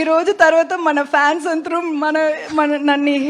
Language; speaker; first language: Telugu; non-native, learner; Tamil